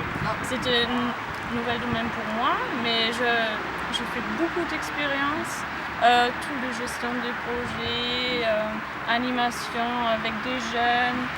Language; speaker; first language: French; non-native, fluent; German